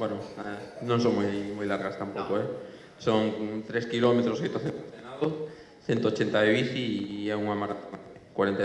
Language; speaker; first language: Galician; non-native, local second language; Spanish